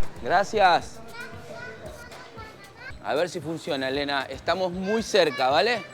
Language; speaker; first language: Spanish; native; Spanish